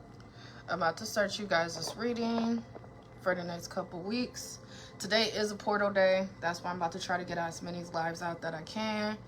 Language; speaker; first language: English; native; English